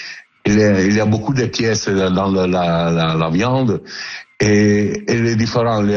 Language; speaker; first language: French; non-native, learner; Italian